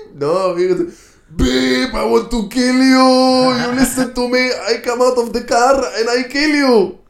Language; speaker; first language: English; non-native, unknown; Hebrew